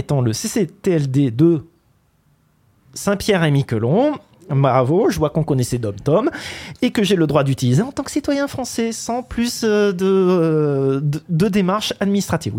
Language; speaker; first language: French; native; French